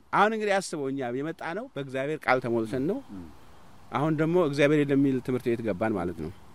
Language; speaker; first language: Amharic; non-native, local second language; Somali